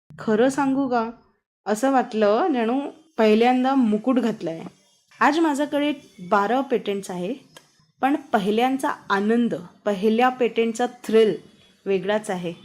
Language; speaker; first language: Marathi; non-native, local second language; Hindi